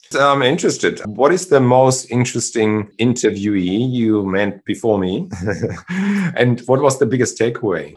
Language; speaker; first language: English; non-native, fluent; German